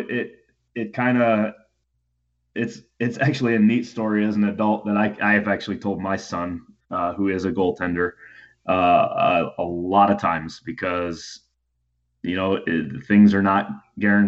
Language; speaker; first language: English; native; English